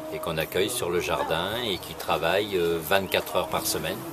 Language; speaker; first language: French; native; French